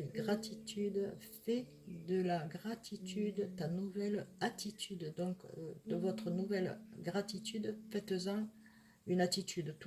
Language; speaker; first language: French; native; French